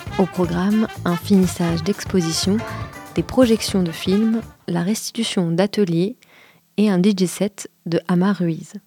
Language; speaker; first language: French; native; French